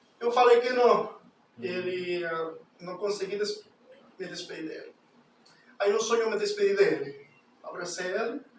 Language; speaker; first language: Portuguese; non-native, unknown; Spanish